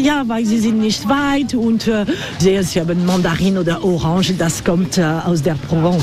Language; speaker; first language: German; non-native, fluent; French